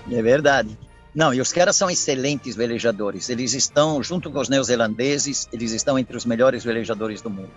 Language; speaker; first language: Portuguese; early bilingual, other home language; Italian